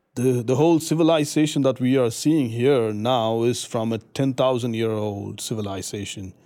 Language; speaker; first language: English; non-native, local second language; Tamil